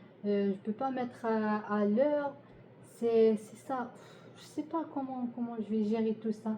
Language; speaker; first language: French; non-native, learner; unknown